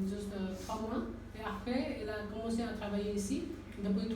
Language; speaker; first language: French; non-native, learner; Nepali